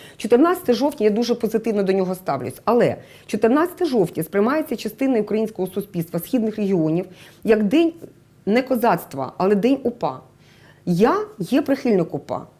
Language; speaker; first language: Ukrainian; native; Ukrainian